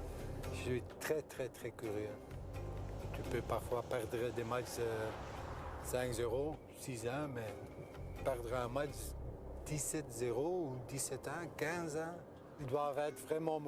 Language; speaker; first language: French; non-native, local second language; Dutch